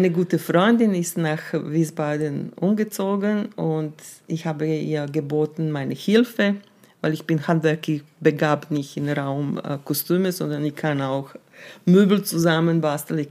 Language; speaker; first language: German; non-native, fluent; Serbian